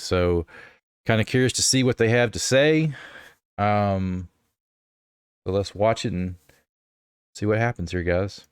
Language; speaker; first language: English; native; English